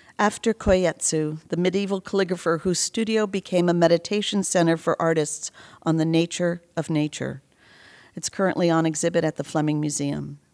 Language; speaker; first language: English; native; English